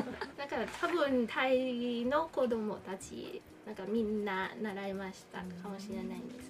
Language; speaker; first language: Japanese; non-native, learner; Thai